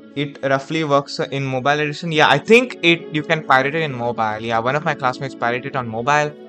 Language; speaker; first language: English; non-native, local second language; Hindi